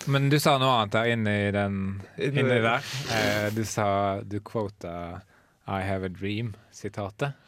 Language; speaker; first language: Norwegian; native; Norwegian